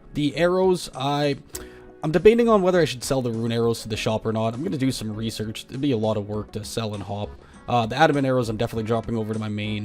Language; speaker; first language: English; native; English